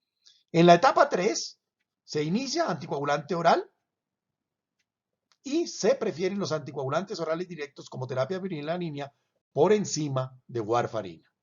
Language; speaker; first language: Spanish; native; Spanish